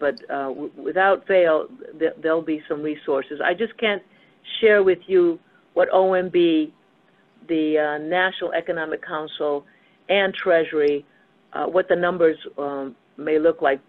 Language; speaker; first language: English; early bilingual, other home language; Spanish